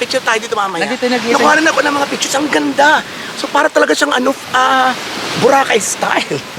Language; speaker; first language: Filipino; native; Filipino